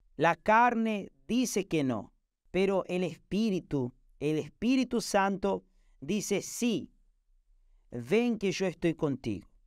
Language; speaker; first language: Spanish; non-native, fluent; Portuguese